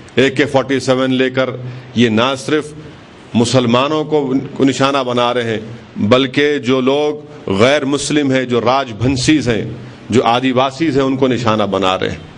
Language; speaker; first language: Urdu; native; Urdu